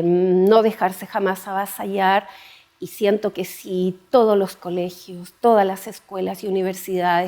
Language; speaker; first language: Spanish; native; Spanish